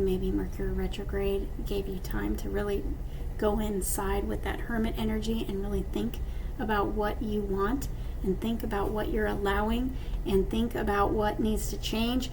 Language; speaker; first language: English; native; English